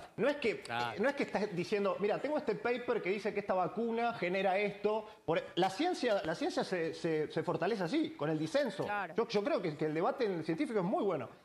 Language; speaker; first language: Spanish; native; Spanish